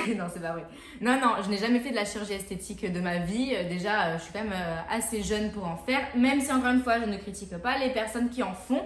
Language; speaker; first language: French; native; French